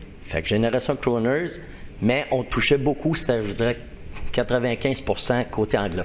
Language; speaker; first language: French; native; French